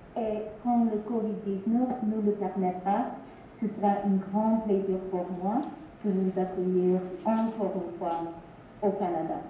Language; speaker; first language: French; non-native, fluent; English